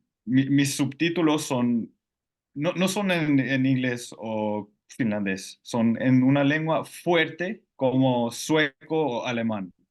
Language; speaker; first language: Spanish; non-native, fluent; Finnish